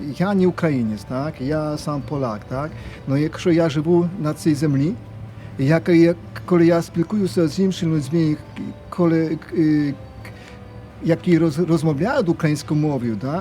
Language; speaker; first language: Polish; non-native, learner; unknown